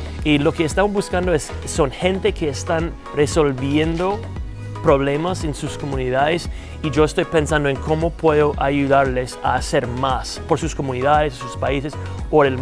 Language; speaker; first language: Spanish; non-native, fluent; English